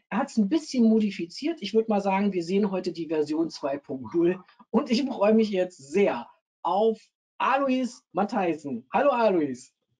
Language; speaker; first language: German; native; German